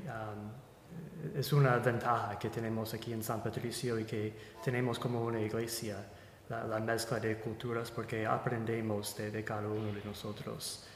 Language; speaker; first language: Spanish; non-native, fluent; English